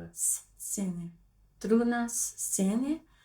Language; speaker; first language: Russian; non-native, learner; English